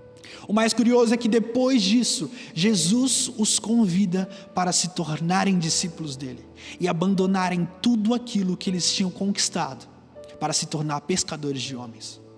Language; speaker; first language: Portuguese; native; Portuguese